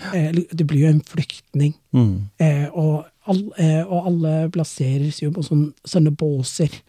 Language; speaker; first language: Norwegian; non-native, fluent; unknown